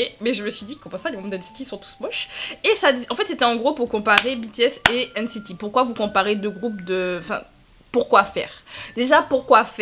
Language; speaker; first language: French; native; French